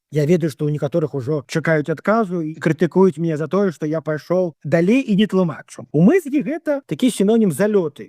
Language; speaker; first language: Belarusian; non-native, local second language; Russian